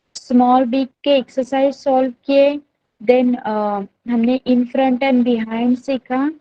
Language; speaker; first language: Hindi; non-native, local second language; Marathi